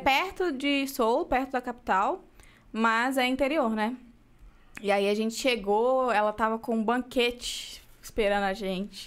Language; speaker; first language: Portuguese; native; Portuguese